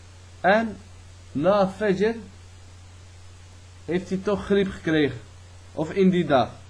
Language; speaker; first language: Dutch; early bilingual, other home language; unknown